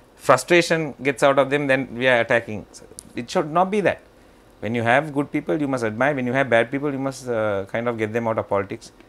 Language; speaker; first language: English; non-native, local second language; Sinhala